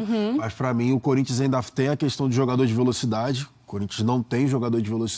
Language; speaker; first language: Portuguese; native; Portuguese